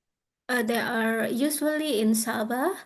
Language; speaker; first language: English; non-native, learner; Indonesian